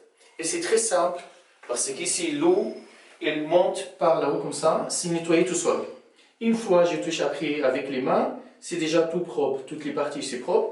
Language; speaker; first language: French; non-native, fluent; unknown